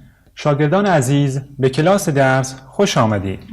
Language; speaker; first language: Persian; non-native, fluent; Urdu